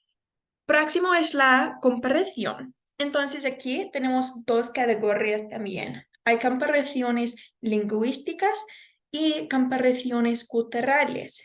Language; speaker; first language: Spanish; non-native, fluent; English